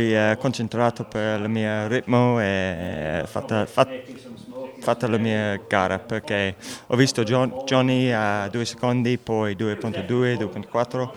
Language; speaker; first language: Italian; non-native, learner; English